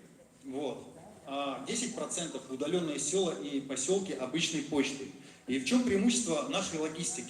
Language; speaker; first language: Russian; native; Russian